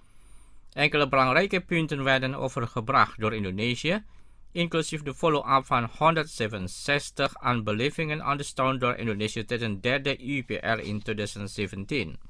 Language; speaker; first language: Dutch; non-native, fluent; Indonesian